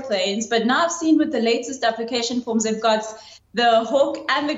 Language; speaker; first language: English; non-native, local second language; Zulu